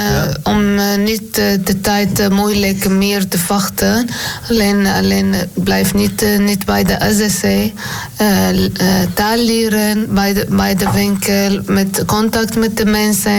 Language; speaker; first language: Dutch; non-native, learner; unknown